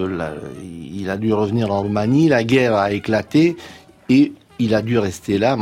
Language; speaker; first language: French; non-native, fluent; Romanian